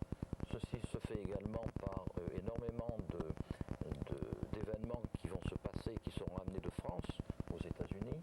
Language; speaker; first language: French; native; French